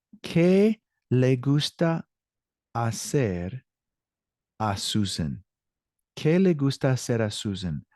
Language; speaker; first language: Spanish; non-native, learner; English